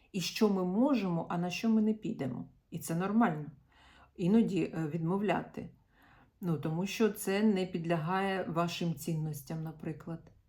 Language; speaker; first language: Ukrainian; non-native, local second language; Russian